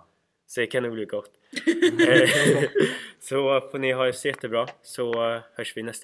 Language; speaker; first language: Swedish; native; Swedish